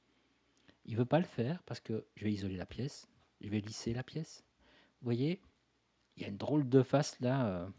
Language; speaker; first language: French; native; French